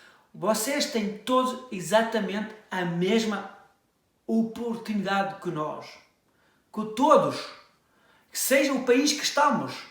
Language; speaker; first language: Portuguese; early bilingual, heritage; French